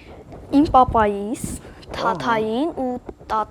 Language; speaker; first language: Armenian; early bilingual, heritage; Armenian